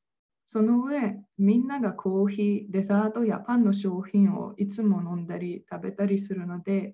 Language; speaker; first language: Japanese; non-native, fluent; Slovenian